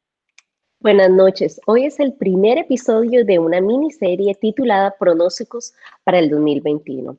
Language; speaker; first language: Spanish; native; Spanish